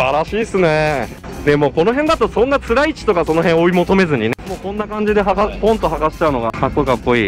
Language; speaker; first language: Japanese; native; Japanese